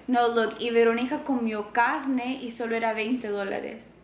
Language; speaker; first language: Spanish; early bilingual, heritage; Spanish